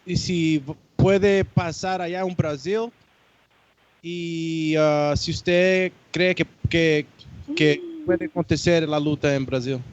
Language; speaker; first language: Portuguese; non-native, fluent; Spanish